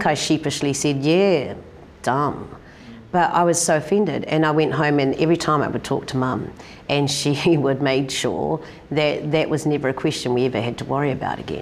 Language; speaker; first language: English; native; English